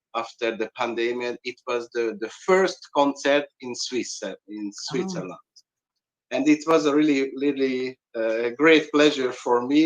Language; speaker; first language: English; non-native, learner; Hungarian